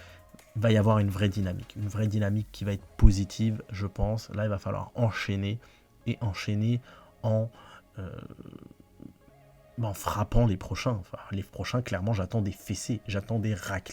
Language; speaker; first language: French; native; French